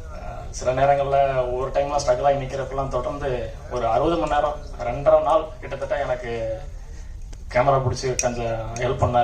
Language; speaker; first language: Tamil; native; Tamil